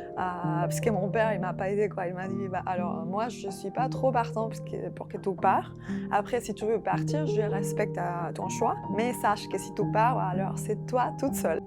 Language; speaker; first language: French; non-native, fluent; Spanish